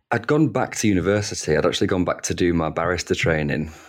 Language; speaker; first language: English; native; English